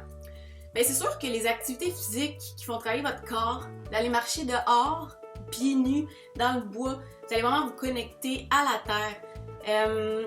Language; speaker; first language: French; native; French